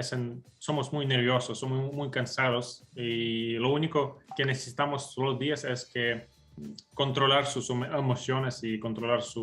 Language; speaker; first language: Spanish; non-native, fluent; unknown